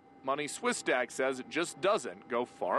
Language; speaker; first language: English; native; English